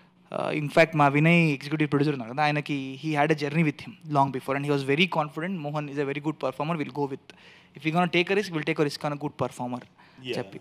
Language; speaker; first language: Telugu; native; Telugu